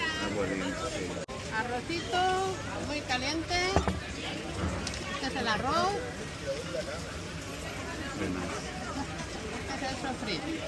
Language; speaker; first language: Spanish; non-native, learner; Turkish